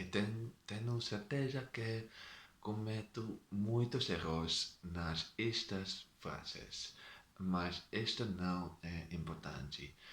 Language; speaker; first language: Portuguese; non-native, learner; Dutch